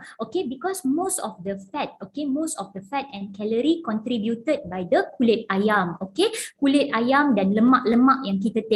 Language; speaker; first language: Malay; non-native, local second language; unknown